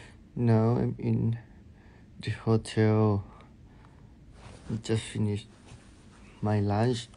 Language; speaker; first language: English; non-native, learner; Thai